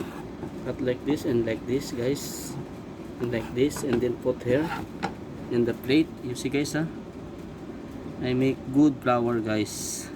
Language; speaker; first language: English; non-native, learner; Filipino